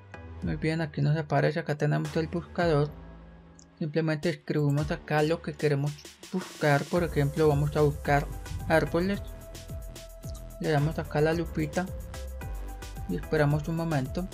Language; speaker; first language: Spanish; native; Spanish